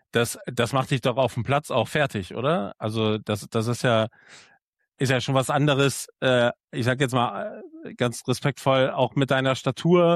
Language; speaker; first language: German; native; German